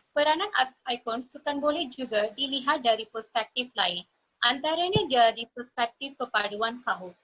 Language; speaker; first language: Malay; non-native, local second language; Tamil